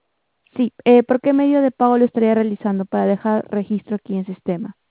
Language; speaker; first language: Spanish; native; Spanish